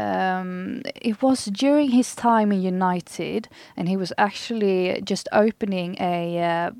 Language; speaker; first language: English; non-native, fluent; Swedish